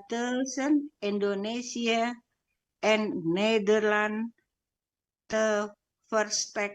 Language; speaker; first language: Dutch; non-native, learner; Indonesian